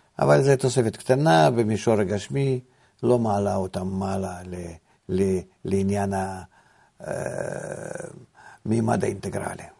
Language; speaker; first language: Hebrew; non-native, fluent; Russian